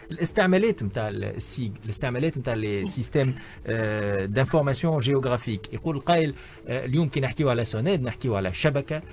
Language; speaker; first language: Arabic; native; Arabic